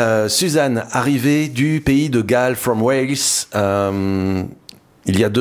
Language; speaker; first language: French; native; French